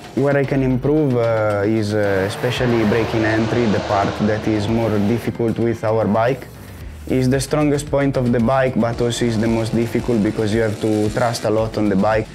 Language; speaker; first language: English; non-native, fluent; Italian